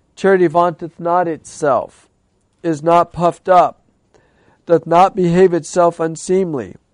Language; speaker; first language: English; native; English